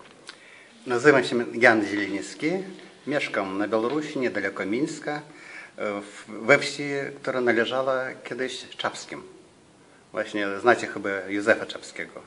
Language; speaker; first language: Polish; non-native, fluent; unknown